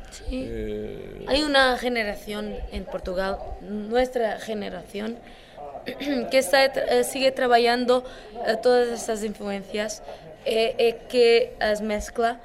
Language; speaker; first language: Spanish; non-native, learner; Portuguese